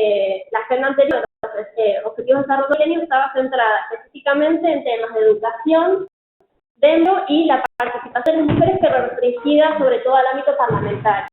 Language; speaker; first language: Spanish; native; Spanish